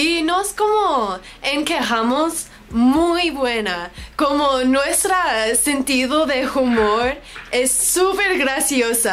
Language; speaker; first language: Spanish; non-native, learner; English